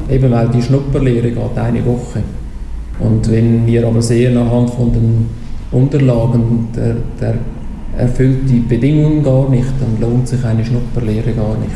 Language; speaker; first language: German; native; German